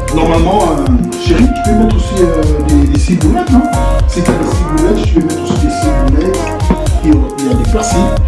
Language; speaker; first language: French; non-native, local second language; Lingala